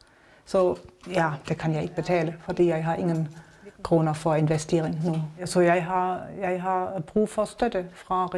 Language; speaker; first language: Danish; non-native, learner; German